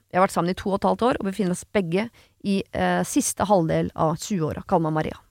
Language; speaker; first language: Norwegian; native; Norwegian